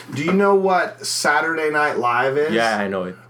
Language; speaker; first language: English; non-native, fluent; Portuguese